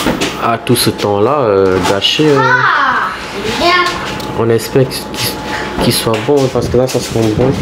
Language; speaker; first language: French; native; French